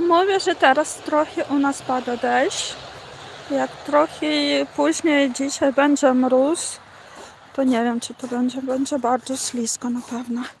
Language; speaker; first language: Polish; non-native, learner; Ukrainian